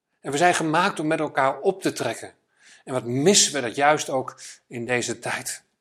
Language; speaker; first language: Dutch; native; Dutch